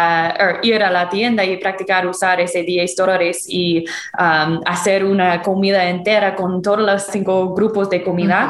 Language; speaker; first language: Spanish; non-native, fluent; English